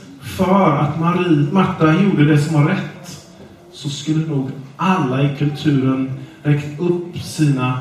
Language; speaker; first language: Swedish; non-native, fluent; English